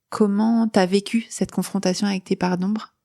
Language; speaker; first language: French; native; French